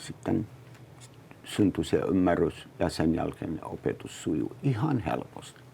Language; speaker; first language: Finnish; non-native, learner; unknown